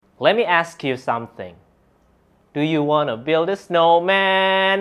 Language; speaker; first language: English; non-native, fluent; Indonesian